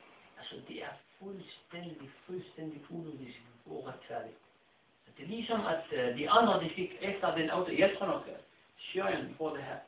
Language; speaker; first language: Danish; non-native, fluent; Arabic